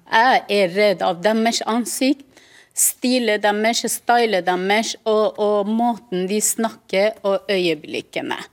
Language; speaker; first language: Norwegian; non-native, learner; Persian